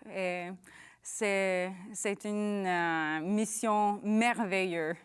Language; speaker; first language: French; non-native, learner; English